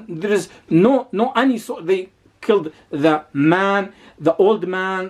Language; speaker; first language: English; non-native, learner; Arabic